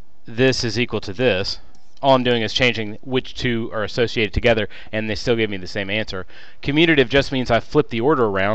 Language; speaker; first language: English; native; English